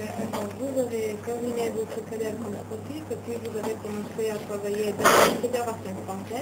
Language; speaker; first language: French; non-native, fluent; Russian